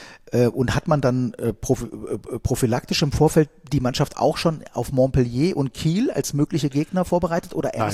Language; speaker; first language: German; native; German